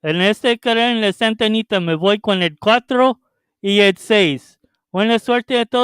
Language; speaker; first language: Spanish; early bilingual, heritage; Spanish